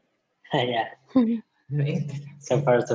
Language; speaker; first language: English; non-native, learner; Spanish